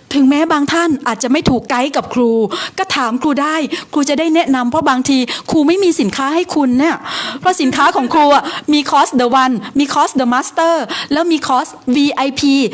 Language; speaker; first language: Thai; native; Thai